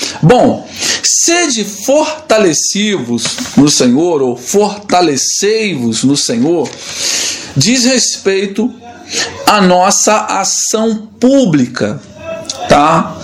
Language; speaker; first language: Portuguese; native; Portuguese